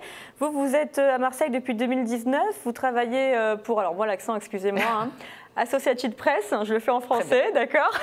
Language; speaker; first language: French; native; French